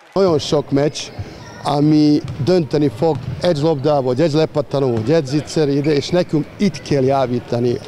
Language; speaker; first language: Hungarian; non-native, learner; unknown